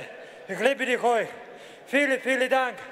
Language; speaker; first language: German; non-native, learner; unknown